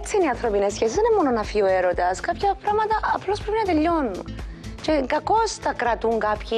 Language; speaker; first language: Greek; native; Greek